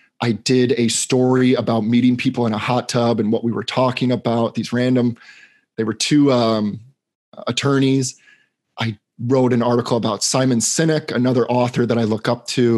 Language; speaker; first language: English; native; English